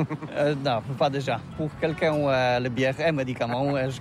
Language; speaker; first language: French; non-native, learner; Polish